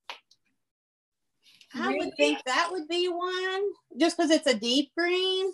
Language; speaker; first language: English; native; English